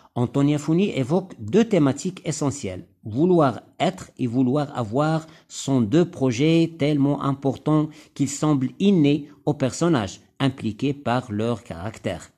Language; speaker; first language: French; non-native, local second language; Arabic